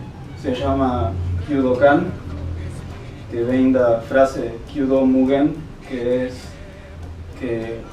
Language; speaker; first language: Portuguese; non-native, fluent; Spanish